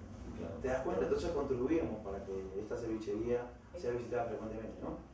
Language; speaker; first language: Spanish; native; Spanish